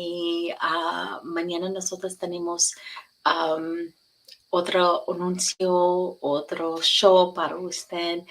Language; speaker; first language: Spanish; non-native, learner; English